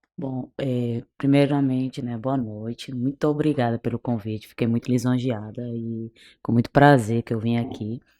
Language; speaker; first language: Portuguese; non-native, local second language; Kabuverdianu